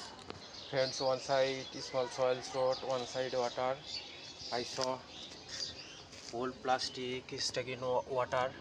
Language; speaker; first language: English; non-native, learner; Bangla